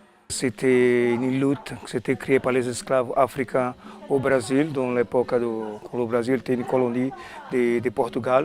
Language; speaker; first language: French; non-native, fluent; Portuguese